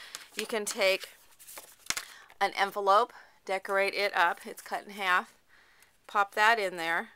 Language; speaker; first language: English; native; English